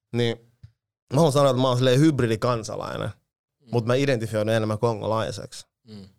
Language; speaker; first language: Finnish; early bilingual, other home language; Lingala